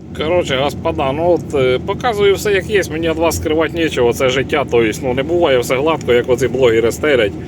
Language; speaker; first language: Ukrainian; native; Ukrainian